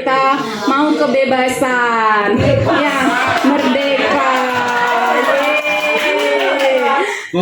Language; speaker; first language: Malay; non-native, local second language; Balinese